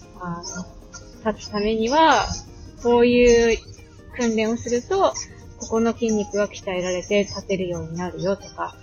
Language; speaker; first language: Japanese; native; Japanese